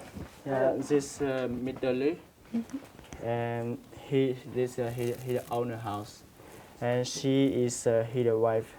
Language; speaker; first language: English; non-native, learner; Hmong